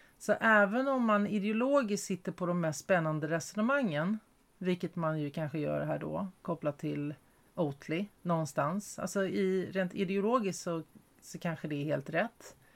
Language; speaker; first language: Swedish; native; Swedish